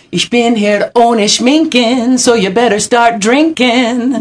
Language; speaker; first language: German; non-native, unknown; English